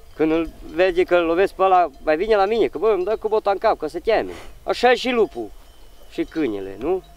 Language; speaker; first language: Romanian; native; Romanian